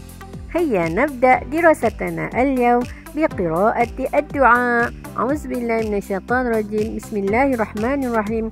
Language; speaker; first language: Arabic; non-native, fluent; Malay